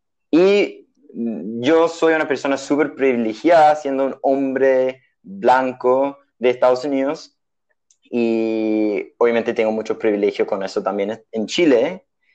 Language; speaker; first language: Spanish; non-native, fluent; English